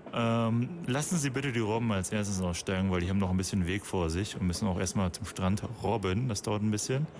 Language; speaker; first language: German; native; German